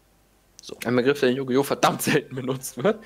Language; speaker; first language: German; native; German